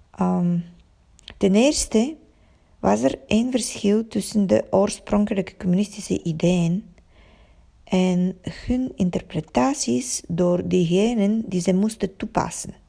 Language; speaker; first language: Dutch; non-native, fluent; Bulgarian